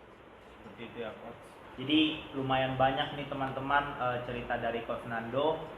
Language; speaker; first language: Indonesian; native; Indonesian